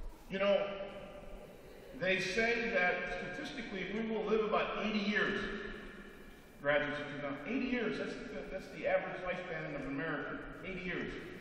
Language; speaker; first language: English; early bilingual, other home language; Spanish